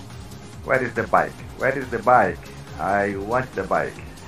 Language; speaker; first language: English; non-native, learner; Portuguese